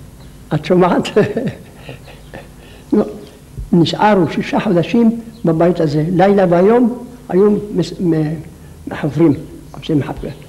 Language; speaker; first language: Hebrew; non-native, local second language; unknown